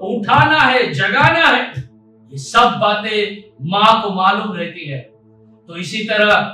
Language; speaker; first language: Hindi; non-native, local second language; Marathi